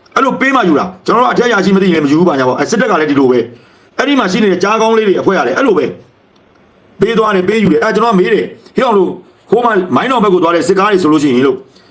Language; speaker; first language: Burmese; native; Burmese